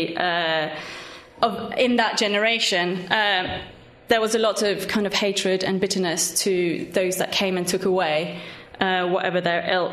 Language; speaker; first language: English; non-native, fluent; Swedish